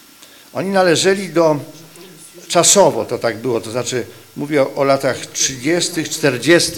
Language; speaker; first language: Polish; native; Polish